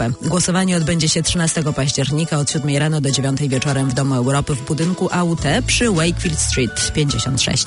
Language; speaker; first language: Polish; native; Polish